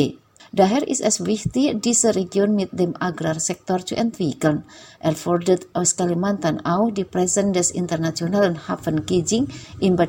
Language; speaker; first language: German; non-native, fluent; Indonesian